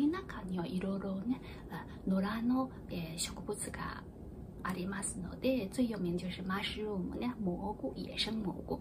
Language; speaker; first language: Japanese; non-native, fluent; Chinese